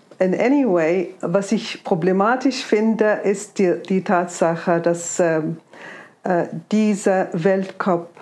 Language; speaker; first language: German; non-native, fluent; Arabic